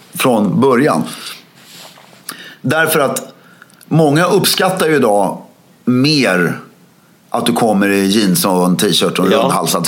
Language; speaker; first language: Swedish; native; Swedish